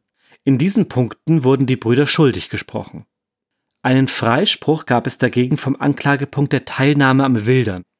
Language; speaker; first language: German; native; German